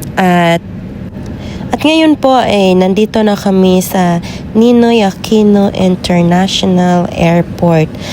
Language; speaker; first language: Filipino; non-native, local second language; Cebuano